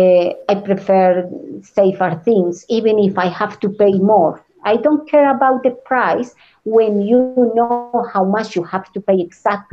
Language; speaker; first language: English; non-native, learner; Spanish